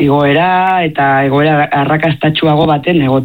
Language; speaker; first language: Basque; non-native, local second language; Spanish